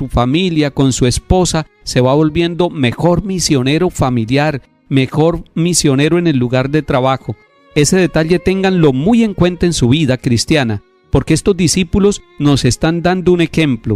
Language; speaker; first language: Spanish; native; Spanish